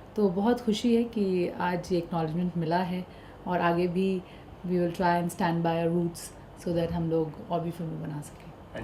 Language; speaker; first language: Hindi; non-native, local second language; Bhojpuri